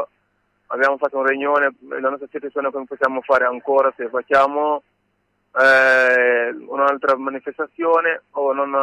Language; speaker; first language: Italian; non-native, learner; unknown